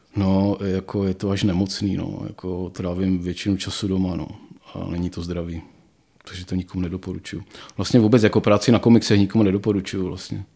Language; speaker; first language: Czech; native; Czech